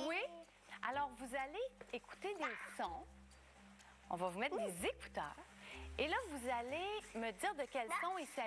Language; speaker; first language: French; native; French